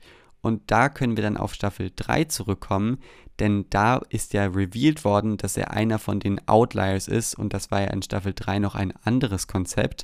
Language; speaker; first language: German; native; German